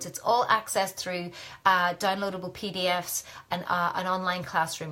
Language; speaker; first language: English; native; English